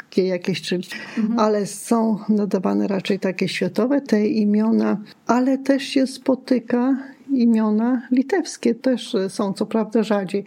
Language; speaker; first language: Polish; non-native, local second language; Lithuanian